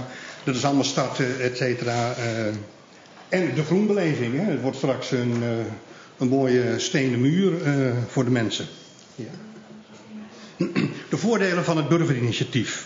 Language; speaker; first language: Dutch; native; Dutch